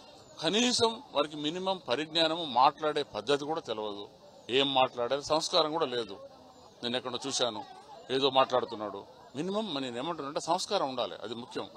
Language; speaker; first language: Telugu; native; Telugu